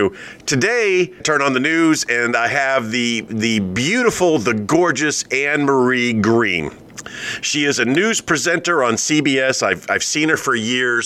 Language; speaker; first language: English; native; English